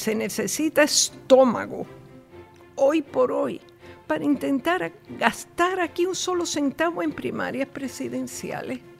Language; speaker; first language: Spanish; native; Spanish